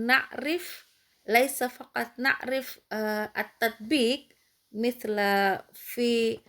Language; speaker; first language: Arabic; non-native, fluent; Indonesian